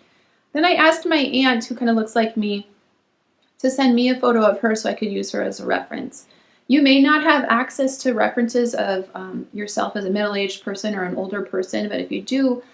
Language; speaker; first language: English; native; English